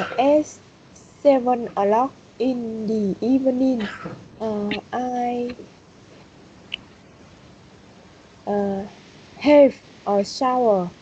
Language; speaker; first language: English; non-native, learner; Vietnamese